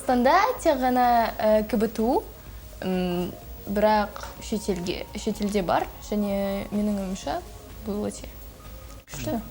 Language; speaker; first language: Kazakh; non-native, local second language; Russian